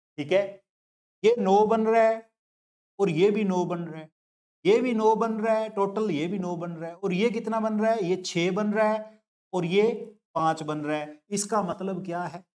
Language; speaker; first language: Hindi; non-native, local second language; Punjabi